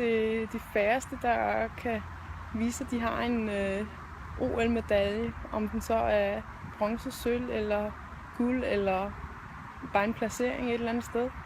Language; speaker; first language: Danish; native; Danish